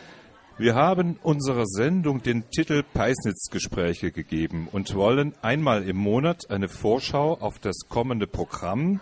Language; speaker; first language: German; native; German